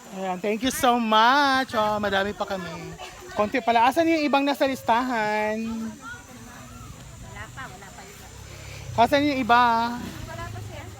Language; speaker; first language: Filipino; native; Filipino